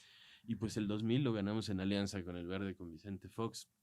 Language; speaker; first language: Spanish; native; Spanish